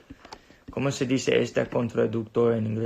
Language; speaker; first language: Spanish; non-native, learner; English